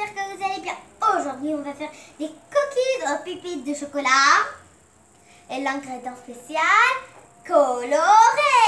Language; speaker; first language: French; non-native, local second language; Arabic